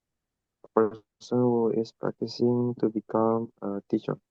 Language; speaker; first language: English; non-native, learner; Indonesian